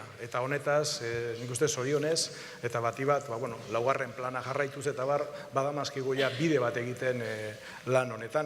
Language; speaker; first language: Basque; native; Basque